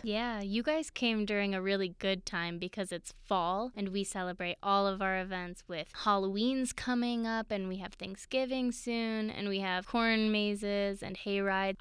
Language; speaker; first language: English; native; English